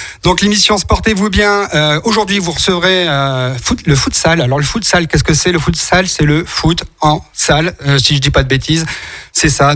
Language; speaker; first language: French; native; French